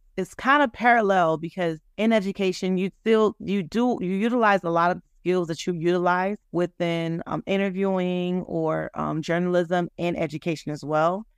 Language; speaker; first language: English; native; English